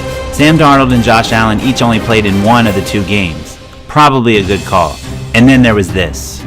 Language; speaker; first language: English; native; English